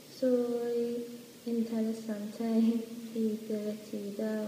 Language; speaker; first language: Spanish; non-native, learner; English